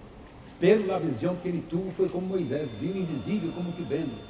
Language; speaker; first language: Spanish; non-native, fluent; Portuguese